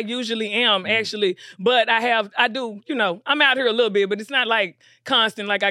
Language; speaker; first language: English; native; English